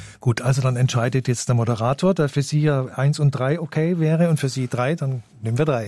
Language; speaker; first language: German; native; German